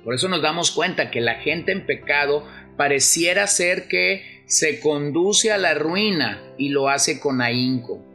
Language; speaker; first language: Spanish; native; Spanish